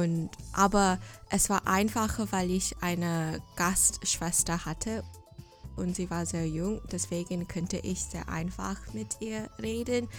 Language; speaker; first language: German; non-native, fluent; English